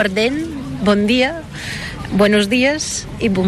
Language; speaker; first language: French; non-native, learner; Bulgarian